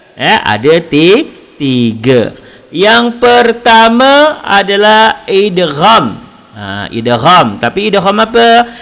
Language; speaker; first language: Malay; native; Malay